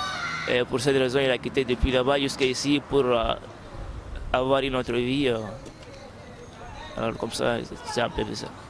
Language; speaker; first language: French; non-native, fluent; Arabic